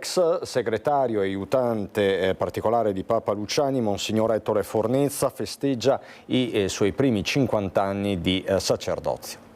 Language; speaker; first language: Italian; native; Italian